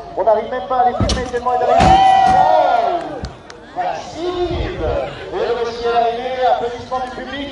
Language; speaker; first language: French; native; French